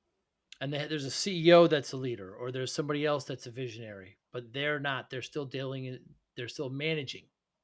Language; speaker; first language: English; native; English